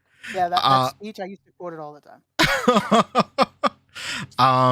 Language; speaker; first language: English; native; English